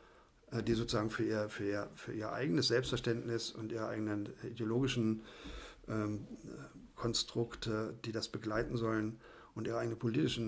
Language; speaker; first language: German; native; German